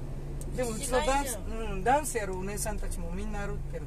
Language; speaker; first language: Japanese; native; Japanese